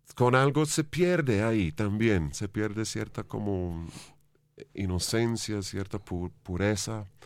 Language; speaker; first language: Spanish; non-native, fluent; English